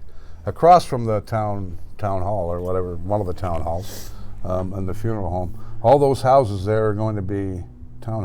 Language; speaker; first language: English; native; English